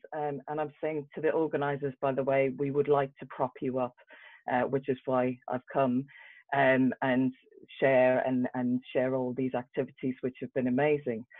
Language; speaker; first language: English; native; English